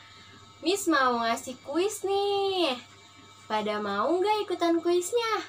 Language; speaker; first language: Indonesian; native; Indonesian